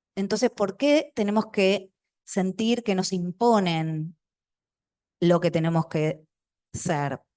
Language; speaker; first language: Spanish; non-native, local second language; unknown